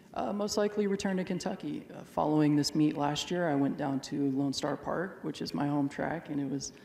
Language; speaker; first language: English; native; English